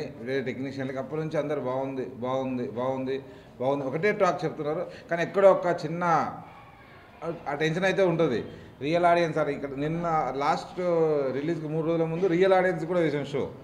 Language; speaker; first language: Telugu; native; Telugu